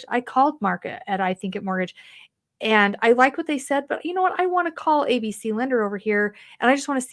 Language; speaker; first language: English; native; English